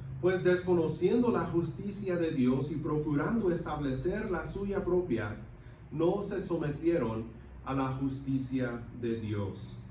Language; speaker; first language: Spanish; non-native, local second language; English